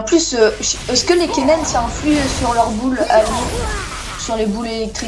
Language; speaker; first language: French; native; French